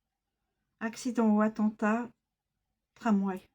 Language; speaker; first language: French; native; French